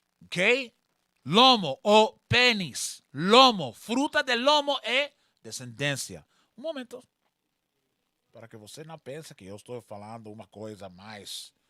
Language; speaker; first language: Portuguese; non-native, learner; Spanish